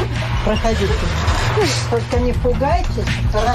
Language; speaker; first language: Russian; native; Russian